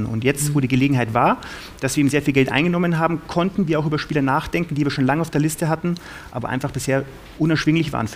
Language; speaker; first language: German; native; German